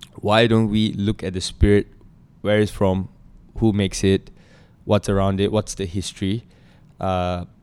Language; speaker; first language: English; native; English